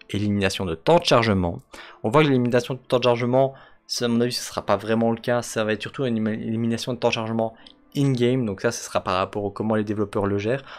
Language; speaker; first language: French; native; French